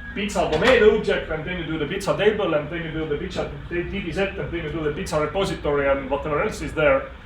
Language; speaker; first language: English; non-native, fluent; Estonian